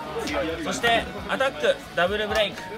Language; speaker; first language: Japanese; native; Japanese